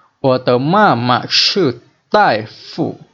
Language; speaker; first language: Chinese; non-native, fluent; Vietnamese